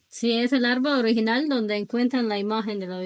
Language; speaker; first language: Spanish; native; Spanish